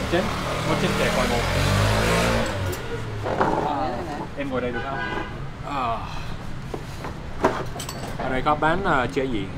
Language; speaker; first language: Vietnamese; non-native, learner; English